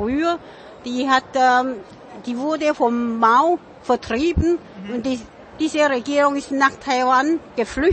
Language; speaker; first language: German; non-native, fluent; Min Nan Chinese